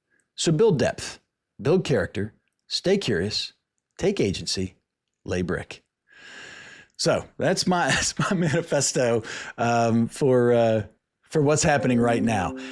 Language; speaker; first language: English; native; English